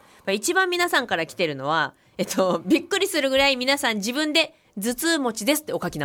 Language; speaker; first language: Japanese; native; Japanese